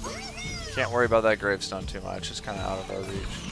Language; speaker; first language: English; native; English